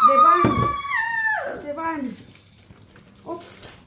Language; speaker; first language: Swedish; non-native, fluent; Cebuano